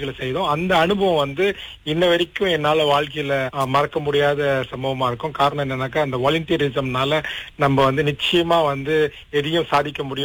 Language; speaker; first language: Tamil; early bilingual, heritage; Tamil